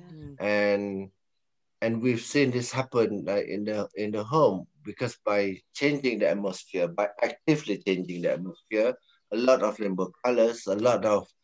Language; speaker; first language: English; non-native, local second language; Malay